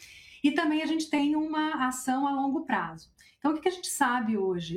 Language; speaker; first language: Portuguese; native; Portuguese